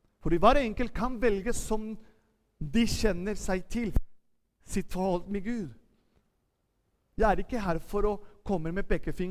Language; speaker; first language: Norwegian; non-native, fluent; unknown